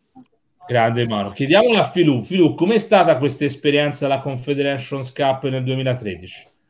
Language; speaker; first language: Italian; native; Italian